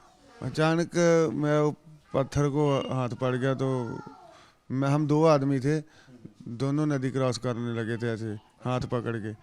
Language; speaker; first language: Hindi; non-native, local second language; Punjabi